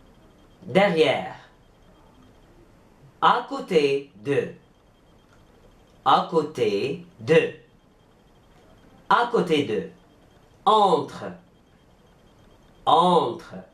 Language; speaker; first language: French; non-native, fluent; Arabic